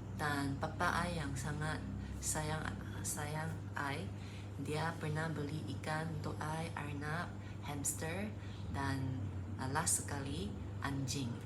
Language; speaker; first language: Malay; non-native, local second language; Chinese